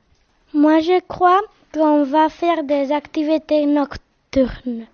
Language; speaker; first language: French; non-native, fluent; Spanish